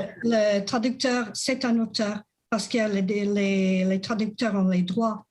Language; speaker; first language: French; non-native, fluent; English